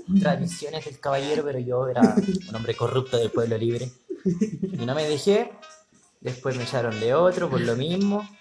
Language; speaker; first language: Spanish; native; Spanish